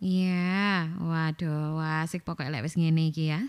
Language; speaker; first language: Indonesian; non-native, local second language; Javanese